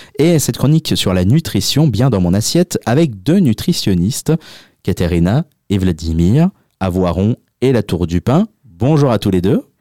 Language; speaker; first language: French; native; French